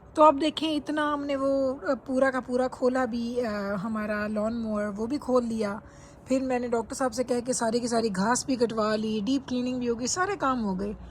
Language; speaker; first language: Urdu; non-native, local second language; Punjabi